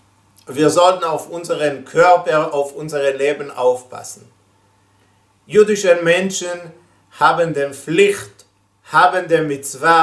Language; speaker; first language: German; non-native, fluent; Hebrew